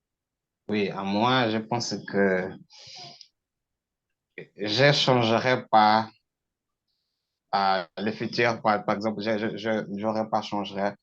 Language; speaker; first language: French; non-native, learner; Portuguese